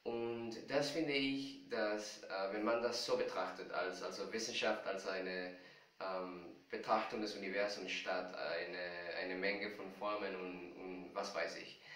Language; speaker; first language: German; non-native, fluent; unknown